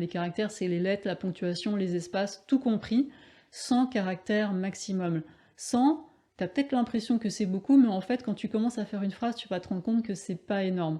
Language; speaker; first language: French; native; French